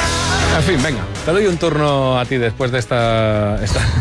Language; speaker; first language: Spanish; native; Spanish